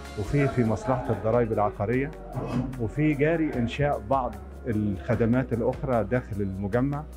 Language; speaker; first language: Egyptian Arabic; native; Egyptian Arabic